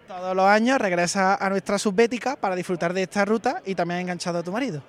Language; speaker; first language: Spanish; native; Spanish